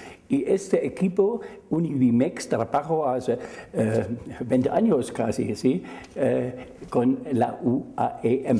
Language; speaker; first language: Spanish; non-native, fluent; German